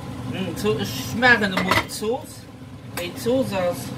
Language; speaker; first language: German; non-native, learner; Dutch